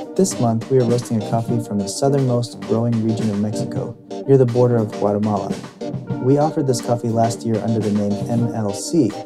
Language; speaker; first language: English; native; English